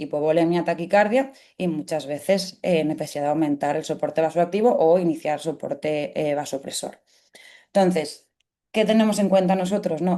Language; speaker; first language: Spanish; native; Spanish